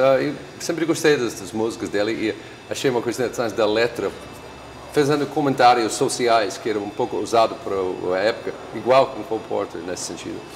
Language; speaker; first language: Portuguese; non-native, fluent; English